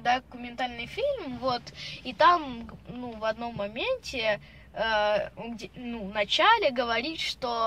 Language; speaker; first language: Russian; early bilingual, heritage; Russian